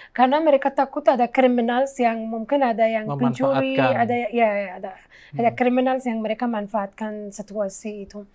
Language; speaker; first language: Indonesian; non-native, fluent; Persian